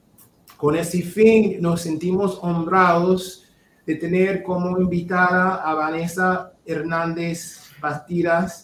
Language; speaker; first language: Spanish; non-native, fluent; English